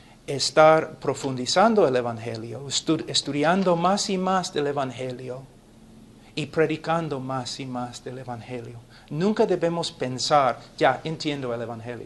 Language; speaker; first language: Spanish; non-native, fluent; English